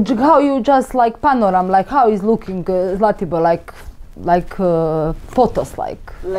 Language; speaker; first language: English; non-native, learner; Serbian